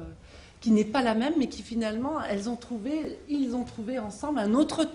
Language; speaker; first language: French; native; French